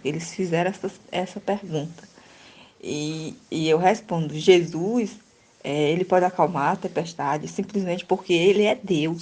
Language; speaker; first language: Portuguese; native; Portuguese